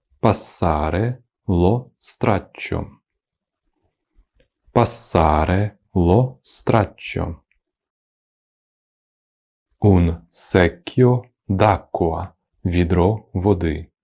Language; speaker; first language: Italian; non-native, fluent; Ukrainian